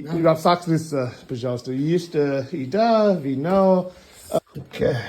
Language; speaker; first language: Russian; non-native, learner; English